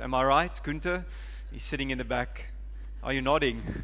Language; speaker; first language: English; non-native, local second language; Afrikaans